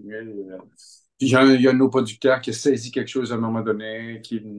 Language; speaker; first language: French; native; French